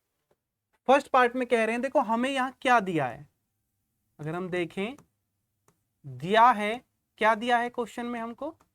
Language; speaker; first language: Hindi; native; Hindi